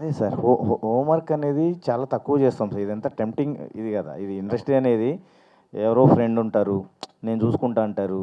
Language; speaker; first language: Telugu; native; Telugu